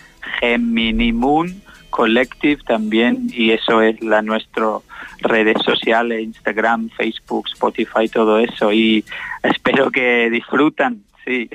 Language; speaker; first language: Spanish; non-native, learner; English